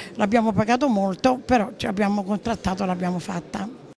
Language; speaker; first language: Italian; native; Italian